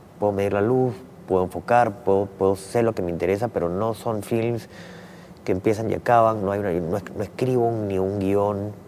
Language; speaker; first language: Spanish; native; Spanish